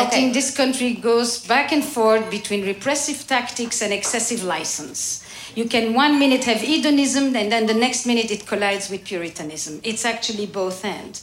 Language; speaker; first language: English; non-native, fluent; French